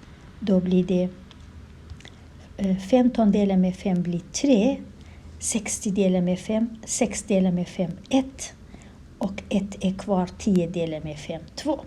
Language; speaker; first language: Swedish; non-native, learner; Kurdish